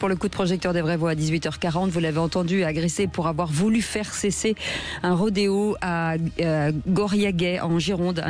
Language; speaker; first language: French; native; French